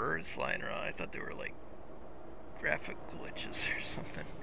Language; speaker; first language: English; native; English